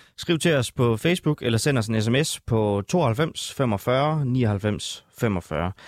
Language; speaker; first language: Danish; native; Danish